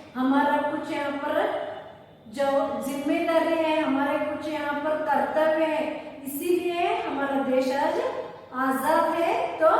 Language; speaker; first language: Hindi; non-native, local second language; Kannada